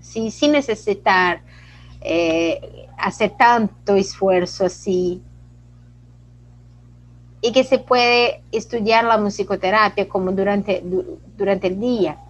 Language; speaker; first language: Spanish; non-native, fluent; Portuguese